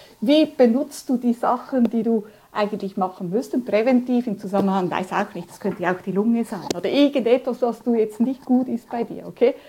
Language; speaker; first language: German; early bilingual, other home language; Spanish